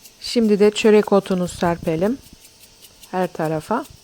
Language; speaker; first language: Turkish; native; Turkish